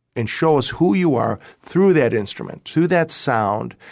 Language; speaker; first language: English; native; English